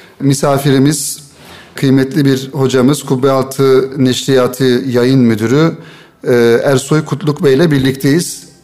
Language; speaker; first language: Turkish; native; Turkish